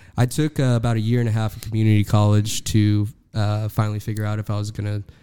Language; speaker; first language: English; native; English